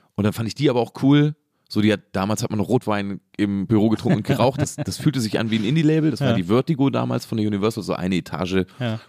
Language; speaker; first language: German; native; German